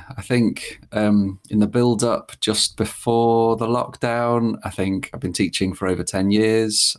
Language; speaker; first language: English; native; English